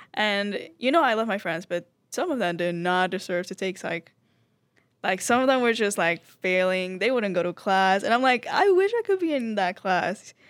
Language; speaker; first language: English; early bilingual, other home language; Spanish